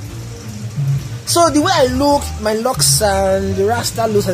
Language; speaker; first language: English; non-native, local second language; Nigerian Pidgin